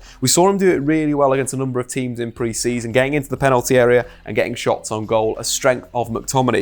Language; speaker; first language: English; native; English